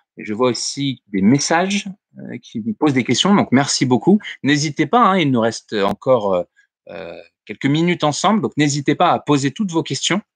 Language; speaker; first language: French; native; French